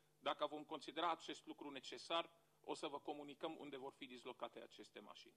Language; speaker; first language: Romanian; non-native, fluent; Arabic